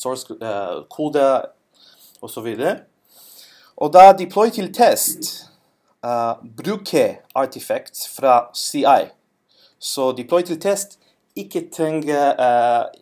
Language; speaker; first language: Norwegian; non-native, learner; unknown